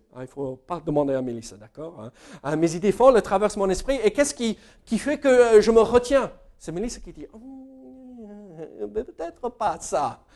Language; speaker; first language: French; non-native, fluent; English